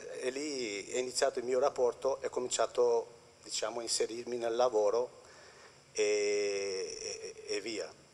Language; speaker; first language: Italian; non-native, fluent; Albanian